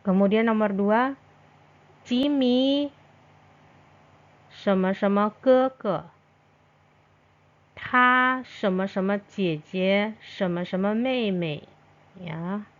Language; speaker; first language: Chinese; non-native, fluent; Indonesian